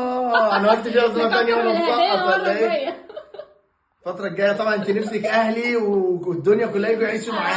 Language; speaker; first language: Arabic; native; Arabic